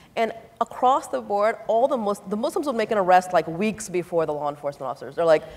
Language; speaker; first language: English; native; English